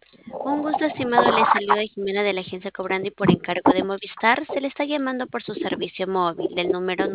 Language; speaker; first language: Spanish; native; Spanish